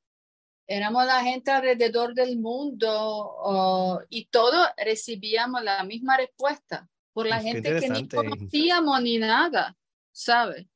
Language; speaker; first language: Spanish; non-native, fluent; Croatian